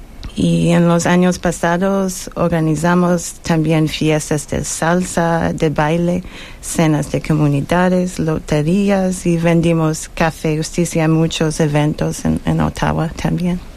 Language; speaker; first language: Spanish; non-native, learner; English